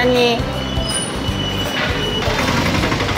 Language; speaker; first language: English; non-native, learner; Korean